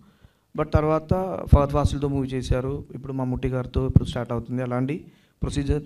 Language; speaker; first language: Telugu; non-native, learner; Malayalam